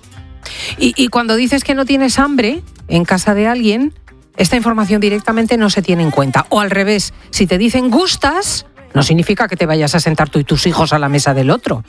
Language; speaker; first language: Spanish; native; Spanish